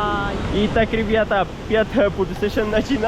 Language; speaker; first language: Russian; non-native, learner; Pashto